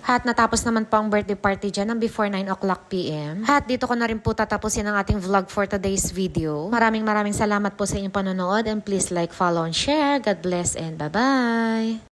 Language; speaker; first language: Filipino; native; Filipino